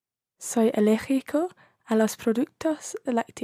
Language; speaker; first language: Spanish; non-native, learner; English